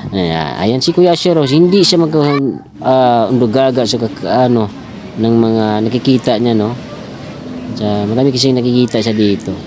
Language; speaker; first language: Filipino; non-native, local second language; Cebuano